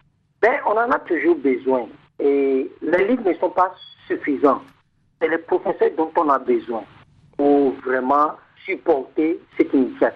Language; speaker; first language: French; non-native, fluent; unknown